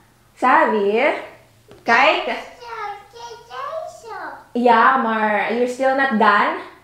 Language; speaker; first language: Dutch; non-native, learner; Filipino